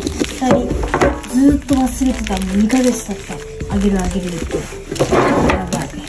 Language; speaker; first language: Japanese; early bilingual, other home language; Filipino